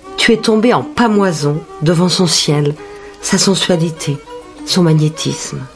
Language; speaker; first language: French; native; French